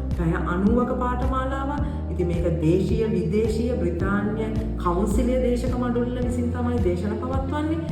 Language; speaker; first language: Sinhala; native; Sinhala